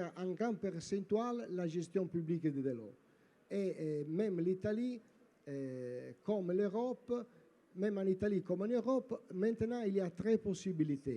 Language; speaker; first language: French; non-native, learner; Italian